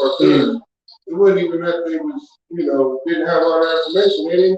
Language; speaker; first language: English; native; English